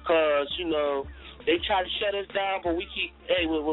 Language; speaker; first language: English; native; English